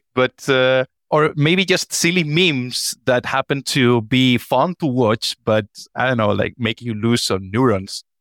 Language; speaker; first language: English; non-native, fluent; Spanish